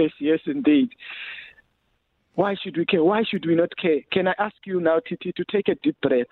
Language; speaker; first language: English; non-native, local second language; Xhosa